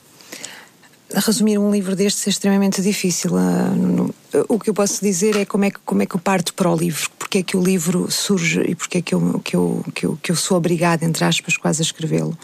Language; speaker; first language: Portuguese; native; Portuguese